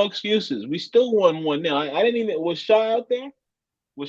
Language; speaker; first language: English; native; English